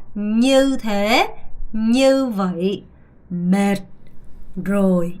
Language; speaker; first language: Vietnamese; non-native, fluent; Korean